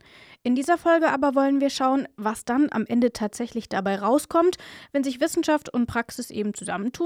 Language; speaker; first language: German; native; German